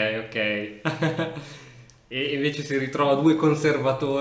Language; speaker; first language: Italian; native; Italian